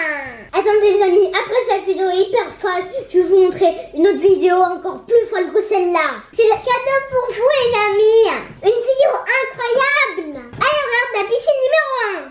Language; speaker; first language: French; native; French